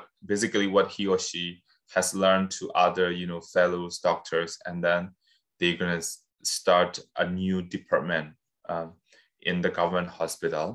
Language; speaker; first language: English; non-native, fluent; Burmese